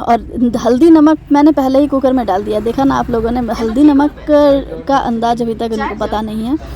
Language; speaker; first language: Hindi; non-native, local second language; Bangla